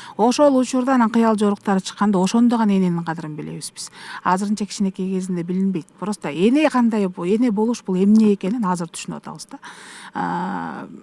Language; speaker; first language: Kyrgyz; native; Kyrgyz